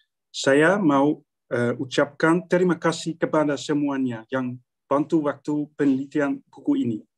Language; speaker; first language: Indonesian; non-native, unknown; Dutch